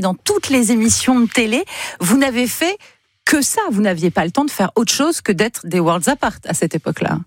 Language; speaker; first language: French; native; French